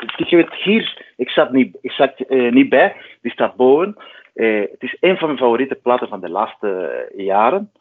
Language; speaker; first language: Dutch; non-native, fluent; Spanish